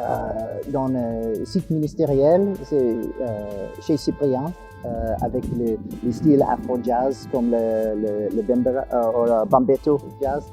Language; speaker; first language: French; non-native, fluent; English